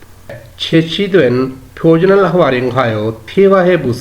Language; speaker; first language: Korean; non-native, fluent; Urdu